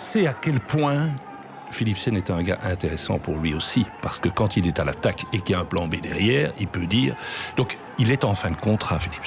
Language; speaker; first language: French; native; French